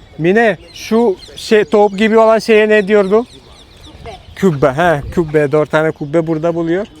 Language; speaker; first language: Turkish; non-native, fluent; Hindi